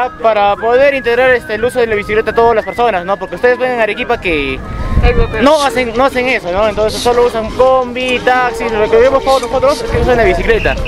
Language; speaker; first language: Spanish; native; Spanish